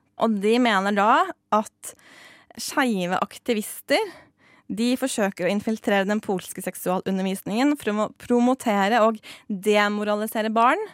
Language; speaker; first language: Norwegian; native; Norwegian